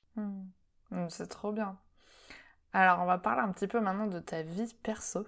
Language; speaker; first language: French; native; French